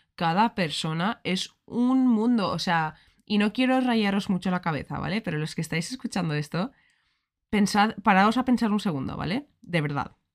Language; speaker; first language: Spanish; native; Spanish